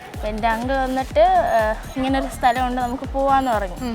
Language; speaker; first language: Malayalam; native; Malayalam